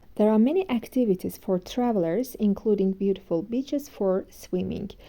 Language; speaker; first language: English; non-native, fluent; Azerbaijani